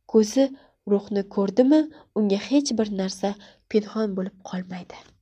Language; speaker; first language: Uzbek; native; Uzbek